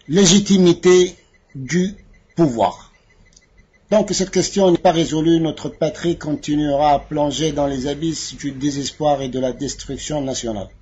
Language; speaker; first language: French; non-native, local second language; Arabic